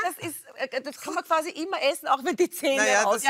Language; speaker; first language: German; native; German